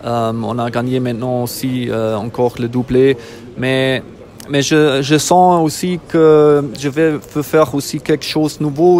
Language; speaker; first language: French; non-native, fluent; German